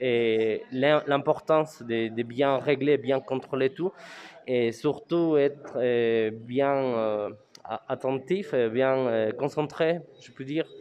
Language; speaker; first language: French; non-native, fluent; Spanish